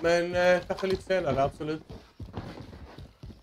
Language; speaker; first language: Swedish; native; Swedish